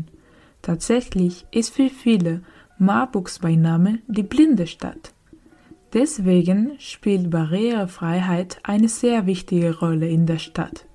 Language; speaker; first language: German; non-native, learner; Spanish